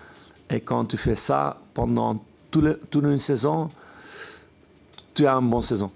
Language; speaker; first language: French; non-native, fluent; Dutch